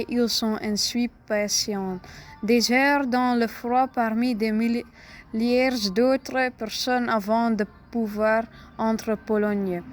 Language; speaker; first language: French; non-native, learner; Dutch